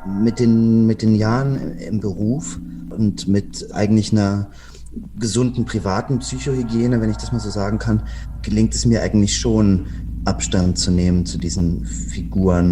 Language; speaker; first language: German; native; German